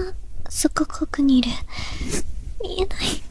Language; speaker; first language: Japanese; non-native, learner; Chinese